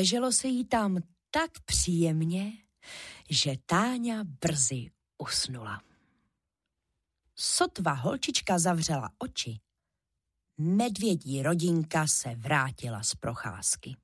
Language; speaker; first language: Czech; native; Czech